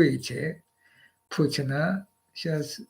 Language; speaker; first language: Russian; non-native, local second language; Azerbaijani